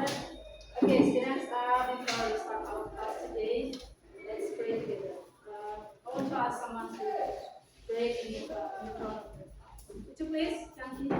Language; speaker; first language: English; non-native, learner; Indonesian